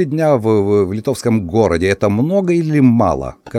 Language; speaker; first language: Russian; non-native, fluent; Lithuanian